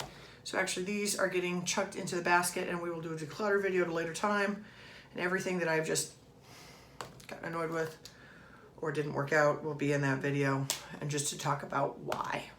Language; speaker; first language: English; native; English